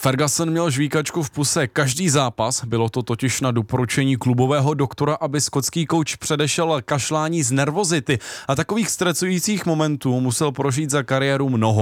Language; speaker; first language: Czech; native; Czech